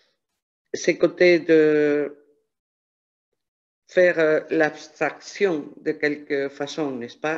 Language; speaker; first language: French; non-native, fluent; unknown